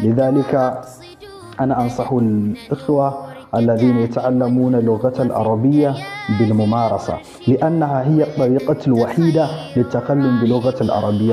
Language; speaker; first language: Arabic; non-native, fluent; Hausa